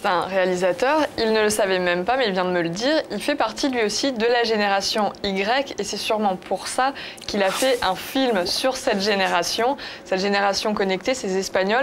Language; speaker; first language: French; native; French